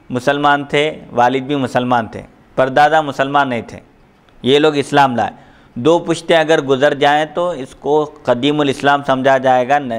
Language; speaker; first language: Urdu; native; Urdu